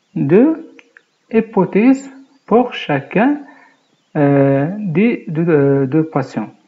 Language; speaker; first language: French; non-native, local second language; Arabic